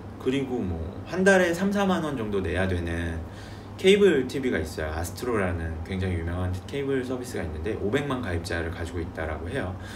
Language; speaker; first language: Korean; native; Korean